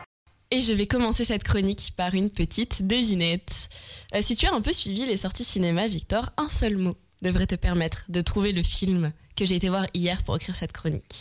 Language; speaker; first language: French; native; French